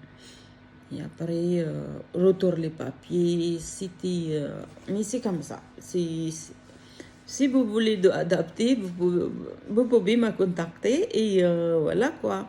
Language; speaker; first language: French; non-native, learner; Filipino